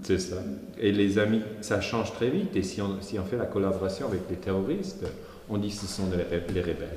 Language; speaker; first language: French; non-native, local second language; German